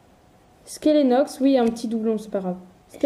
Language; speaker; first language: French; native; French